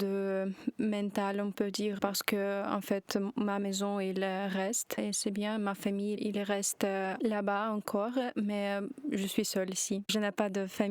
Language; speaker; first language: French; non-native, learner; Ukrainian